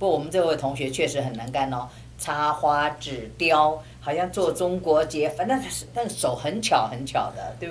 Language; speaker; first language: Chinese; native; Chinese